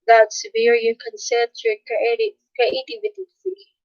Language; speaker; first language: English; non-native, local second language; Filipino